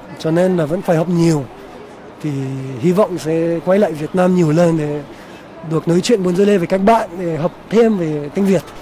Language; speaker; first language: Vietnamese; non-native, fluent; French